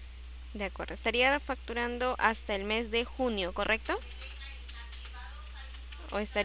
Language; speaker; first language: Spanish; native; Spanish